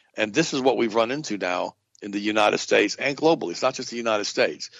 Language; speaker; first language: English; native; English